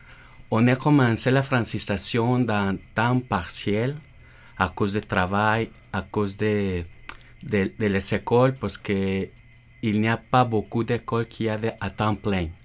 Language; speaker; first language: French; non-native, learner; Spanish